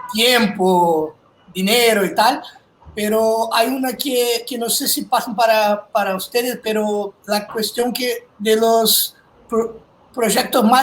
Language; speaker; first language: Spanish; non-native, fluent; Portuguese